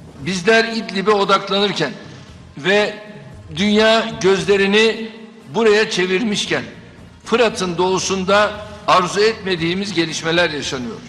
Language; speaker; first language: Turkish; native; Turkish